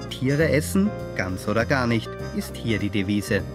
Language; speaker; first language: German; native; German